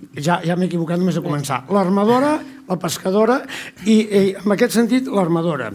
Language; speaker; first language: Catalan; native; Catalan